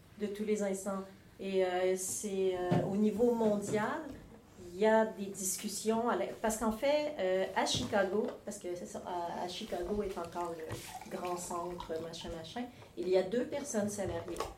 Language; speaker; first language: French; native; French